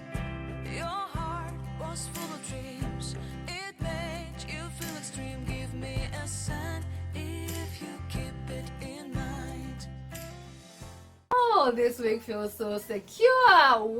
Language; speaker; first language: English; non-native, local second language; Swahili